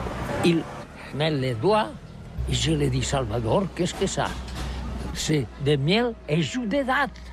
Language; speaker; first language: French; non-native, learner; Catalan